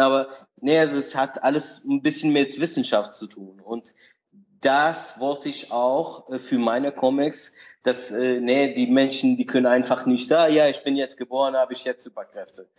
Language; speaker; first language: German; non-native, learner; Portuguese